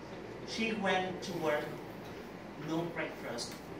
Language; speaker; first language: English; non-native, learner; Vietnamese